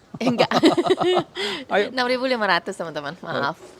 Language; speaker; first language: Indonesian; native; Indonesian